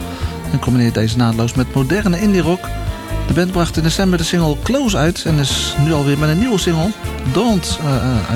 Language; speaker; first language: Dutch; native; Dutch